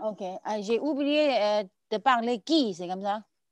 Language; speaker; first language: French; native; French